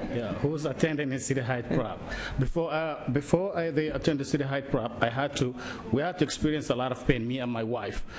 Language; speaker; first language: English; non-native, learner; Somali